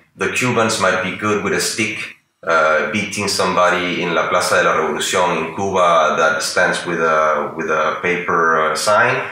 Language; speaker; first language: English; non-native, fluent; Spanish